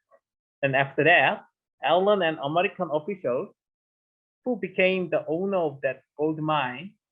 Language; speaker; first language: English; non-native, learner; Korean